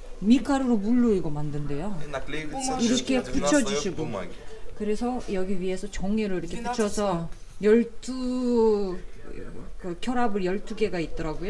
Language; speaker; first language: Korean; non-native, fluent; Uzbek